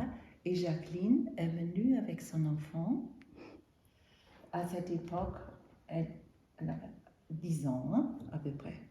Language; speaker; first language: French; non-native, fluent; German